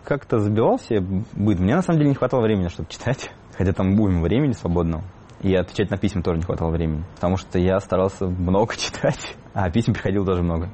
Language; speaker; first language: Russian; native; Russian